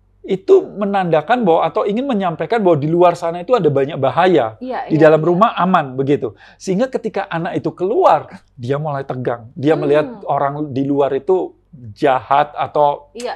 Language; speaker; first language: Indonesian; native; Indonesian